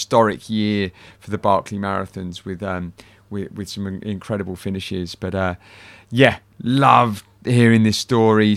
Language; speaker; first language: English; native; English